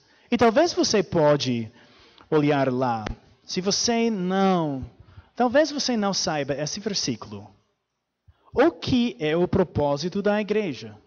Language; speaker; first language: Portuguese; non-native, fluent; English